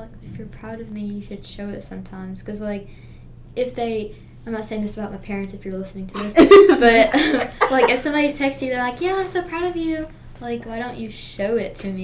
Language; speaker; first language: English; native; English